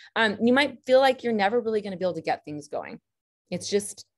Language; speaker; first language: English; native; English